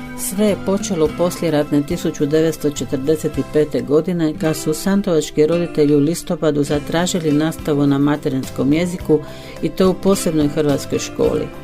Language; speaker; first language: Bosnian; early bilingual, heritage; Croatian